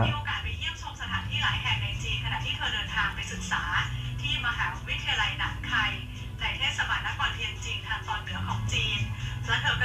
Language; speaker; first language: Thai; native; Thai